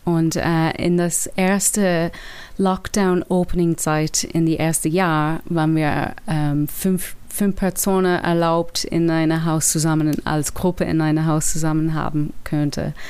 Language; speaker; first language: German; non-native, learner; English